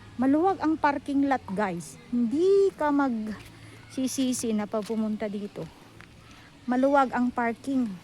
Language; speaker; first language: Filipino; non-native, local second language; Iloko